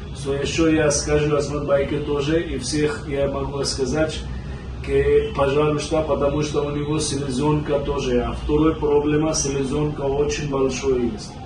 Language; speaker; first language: Russian; non-native, learner; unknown